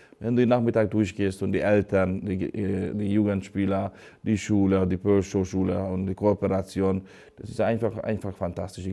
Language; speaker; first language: German; non-native, fluent; Hungarian